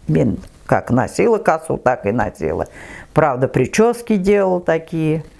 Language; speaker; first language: Russian; non-native, local second language; Kazakh